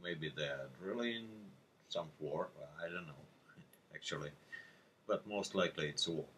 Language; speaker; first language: English; non-native, fluent; Russian